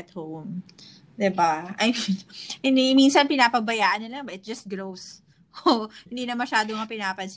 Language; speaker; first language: English; non-native, local second language; Hiligaynon